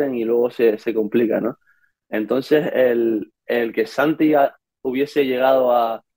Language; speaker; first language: Spanish; native; Spanish